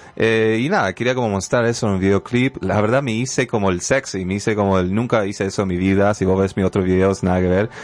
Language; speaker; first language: Spanish; early bilingual, heritage; Spanish